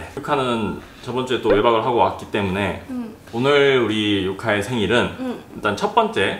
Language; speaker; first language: Korean; native; Korean